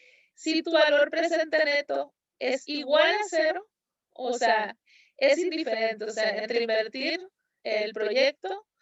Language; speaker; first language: Spanish; native; Spanish